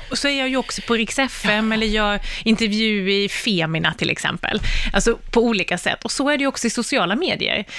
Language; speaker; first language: Swedish; native; Swedish